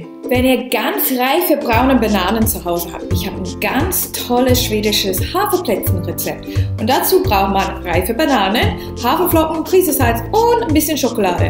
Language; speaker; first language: German; non-native, fluent; English